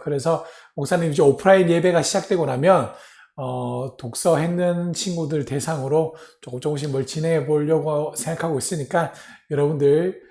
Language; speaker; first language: Korean; native; Korean